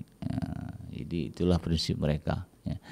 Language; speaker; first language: Indonesian; native; Indonesian